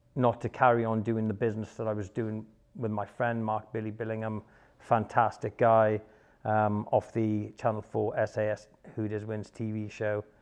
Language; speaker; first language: English; native; English